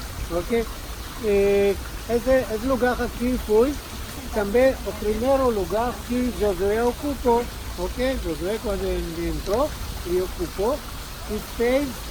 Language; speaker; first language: Portuguese; non-native, learner; Hebrew